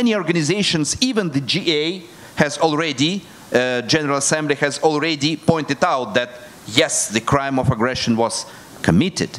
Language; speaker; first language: English; non-native, fluent; Russian